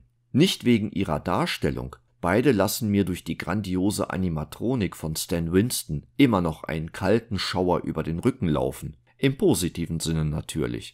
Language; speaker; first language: German; native; German